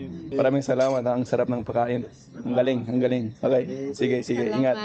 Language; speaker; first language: Filipino; non-native, fluent; English